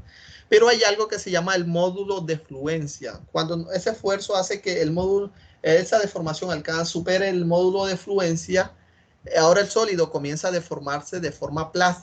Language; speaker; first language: Spanish; native; Spanish